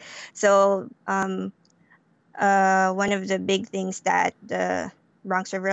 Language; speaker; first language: English; non-native, local second language; Filipino